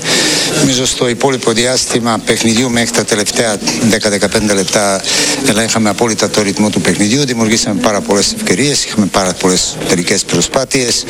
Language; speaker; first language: Greek; non-native, fluent; Serbian